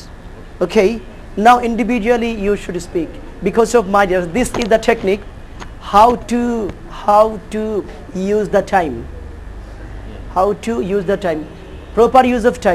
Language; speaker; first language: English; non-native, fluent; Bangla